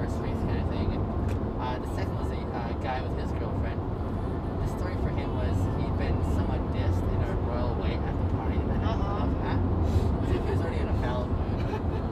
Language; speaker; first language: English; native; English